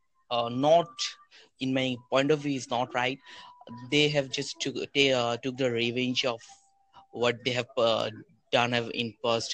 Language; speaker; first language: English; non-native, local second language; Bangla